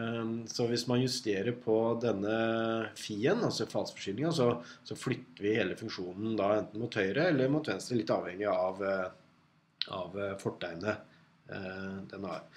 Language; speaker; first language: Norwegian; native; Norwegian